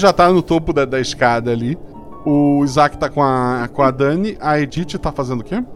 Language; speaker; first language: Portuguese; native; Portuguese